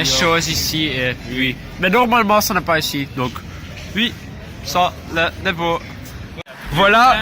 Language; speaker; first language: French; non-native, learner; Dutch